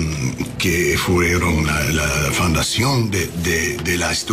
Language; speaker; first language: Spanish; non-native, learner; English